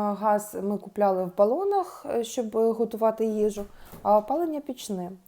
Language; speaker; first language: Ukrainian; non-native, local second language; Russian